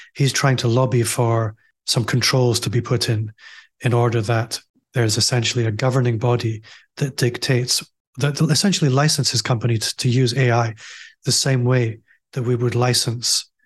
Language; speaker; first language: English; native; English